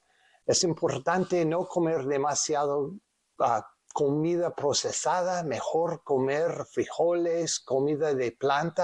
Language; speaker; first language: Spanish; non-native, learner; English